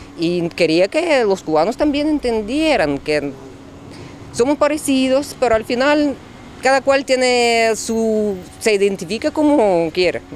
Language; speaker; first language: Spanish; non-native, fluent; Ukrainian